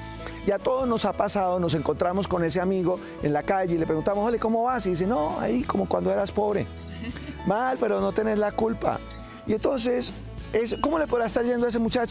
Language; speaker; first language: Spanish; native; Spanish